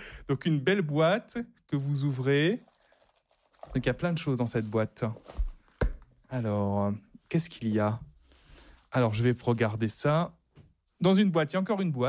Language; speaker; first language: French; native; French